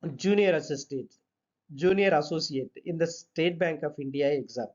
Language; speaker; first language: English; non-native, local second language; Telugu